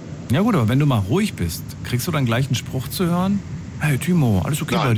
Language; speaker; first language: German; native; German